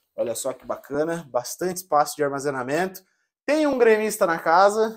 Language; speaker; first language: Portuguese; native; Portuguese